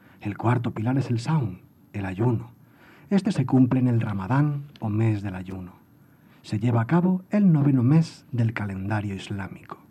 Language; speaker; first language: Spanish; native; Spanish